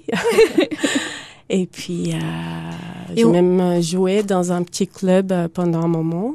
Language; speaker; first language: French; non-native, fluent; Portuguese